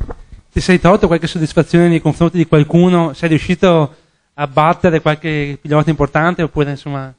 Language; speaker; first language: Italian; native; Italian